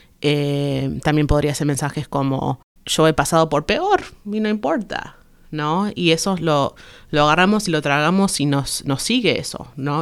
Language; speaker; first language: Spanish; early bilingual, heritage; Spanish